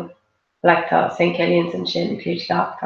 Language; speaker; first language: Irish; non-native, local second language; English